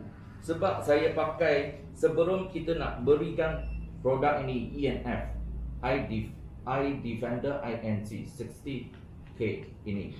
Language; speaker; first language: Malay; non-native, local second language; Chinese